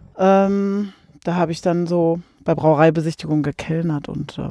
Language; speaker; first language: German; native; German